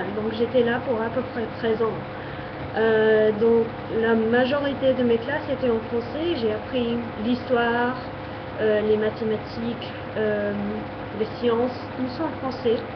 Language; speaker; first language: French; non-native, fluent; English